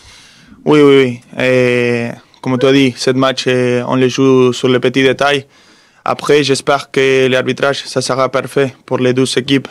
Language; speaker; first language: French; non-native, fluent; Spanish